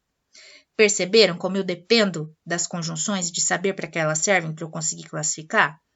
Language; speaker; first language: Portuguese; native; Portuguese